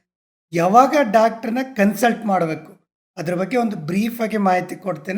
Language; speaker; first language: Kannada; native; Kannada